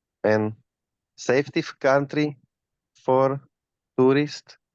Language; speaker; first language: English; non-native, learner; Slovak